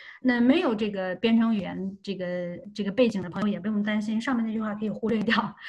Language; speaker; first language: Chinese; native; Chinese